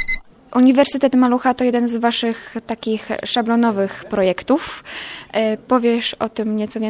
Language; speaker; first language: Polish; native; Polish